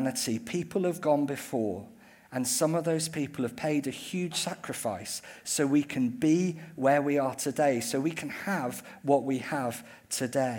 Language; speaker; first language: English; native; English